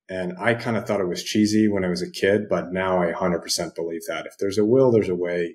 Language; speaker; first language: English; native; English